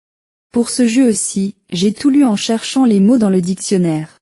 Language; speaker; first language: French; non-native, learner; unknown